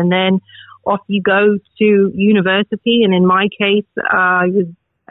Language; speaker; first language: English; native; English